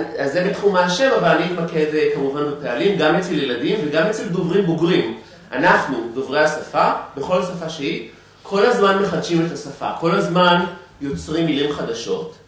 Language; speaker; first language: Hebrew; native; Hebrew